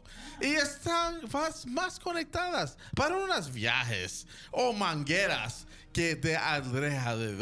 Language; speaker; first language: Spanish; early bilingual, heritage; Spanish